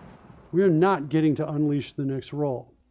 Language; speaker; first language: English; native; English